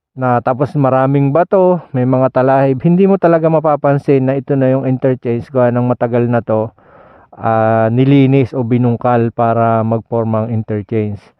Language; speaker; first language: Filipino; native; Filipino